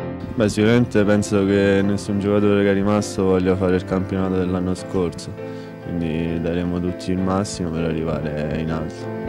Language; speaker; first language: Italian; native; Italian